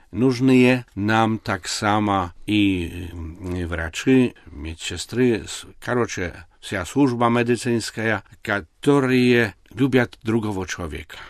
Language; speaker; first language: Russian; non-native, local second language; Belarusian